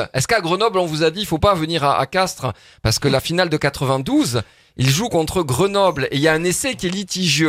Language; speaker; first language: French; native; French